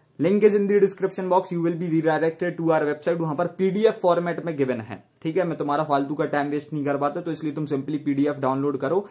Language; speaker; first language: Hindi; native; Hindi